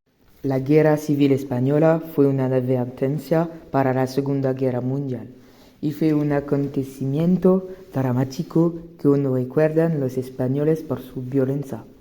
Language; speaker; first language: Spanish; non-native, learner; French